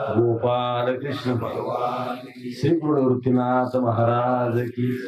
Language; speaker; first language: Hindi; non-native, local second language; Marathi